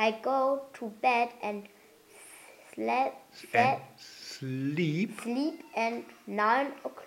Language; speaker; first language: English; non-native, learner; German